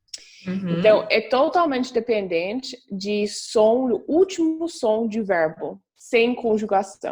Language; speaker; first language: Portuguese; non-native, fluent; English